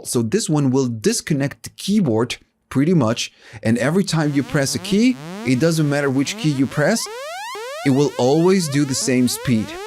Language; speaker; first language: English; non-native, fluent; Spanish